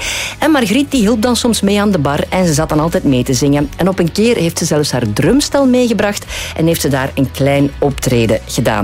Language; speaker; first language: Dutch; native; Dutch